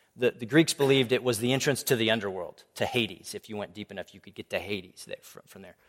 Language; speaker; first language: English; native; English